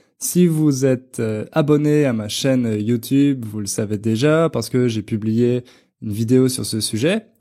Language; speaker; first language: French; native; French